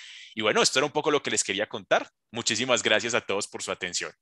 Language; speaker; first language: Spanish; native; Spanish